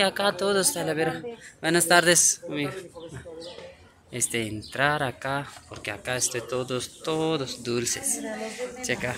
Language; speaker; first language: Spanish; non-native, learner; Hindi